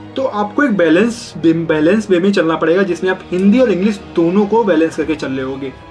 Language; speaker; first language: Hindi; native; Hindi